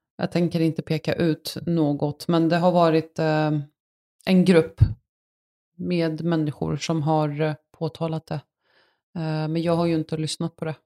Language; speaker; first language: Swedish; early bilingual, other home language; Arabic